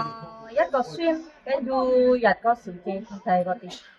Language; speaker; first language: Cantonese; non-native, learner; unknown